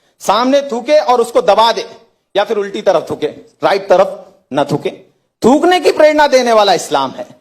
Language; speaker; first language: Hindi; native; Hindi